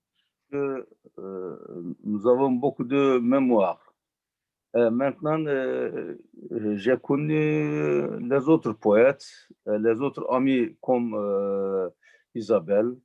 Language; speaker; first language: French; non-native, learner; Turkish